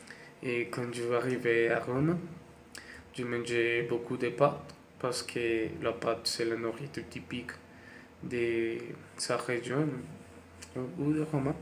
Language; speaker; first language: French; non-native, learner; Spanish